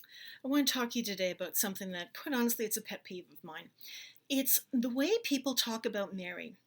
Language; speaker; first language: English; native; English